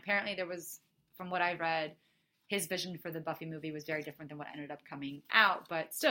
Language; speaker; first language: English; early bilingual, other home language; Portuguese